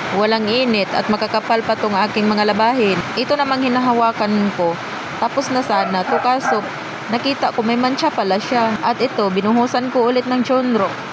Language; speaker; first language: Filipino; non-native, local second language; Cebuano